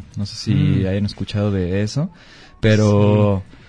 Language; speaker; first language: Spanish; native; Spanish